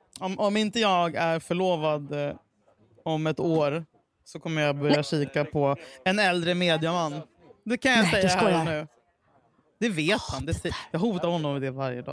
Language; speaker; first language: Swedish; native; Swedish